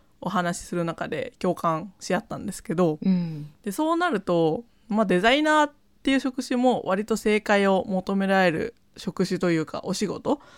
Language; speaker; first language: Japanese; non-native, fluent; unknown